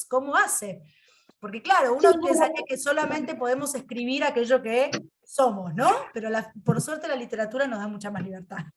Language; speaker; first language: Spanish; native; Spanish